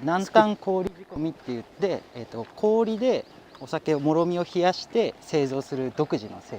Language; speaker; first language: Japanese; native; Japanese